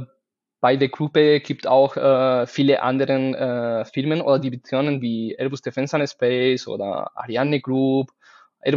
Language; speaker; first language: German; non-native, learner; Spanish